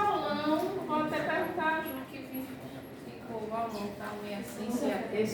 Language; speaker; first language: Portuguese; native; Portuguese